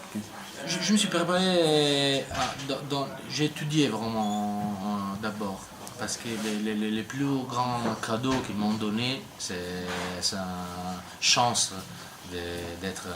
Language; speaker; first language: French; non-native, learner; Italian